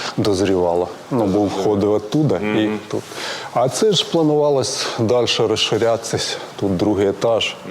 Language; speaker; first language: Ukrainian; non-native, local second language; Russian